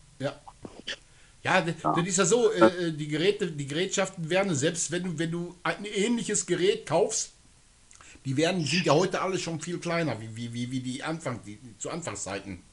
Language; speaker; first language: German; native; German